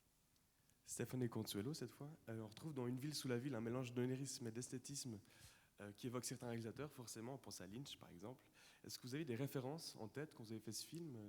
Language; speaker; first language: French; native; French